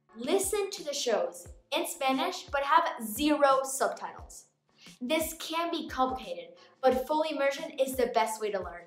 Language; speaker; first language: English; native; English